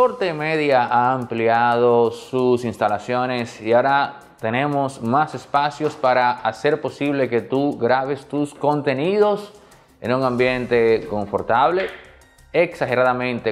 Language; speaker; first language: Spanish; native; Spanish